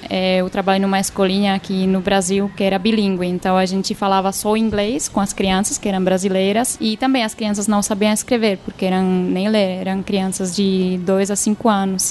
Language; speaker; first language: Portuguese; non-native, fluent; Czech